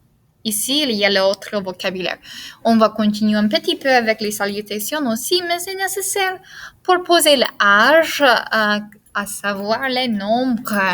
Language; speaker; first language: French; non-native, fluent; English